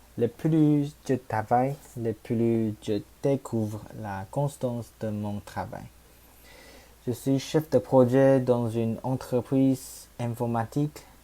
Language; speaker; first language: French; non-native, learner; Chinese